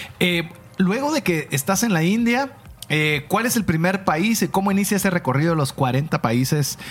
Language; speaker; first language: Spanish; native; Spanish